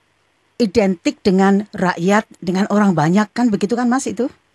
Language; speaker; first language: Indonesian; native; Indonesian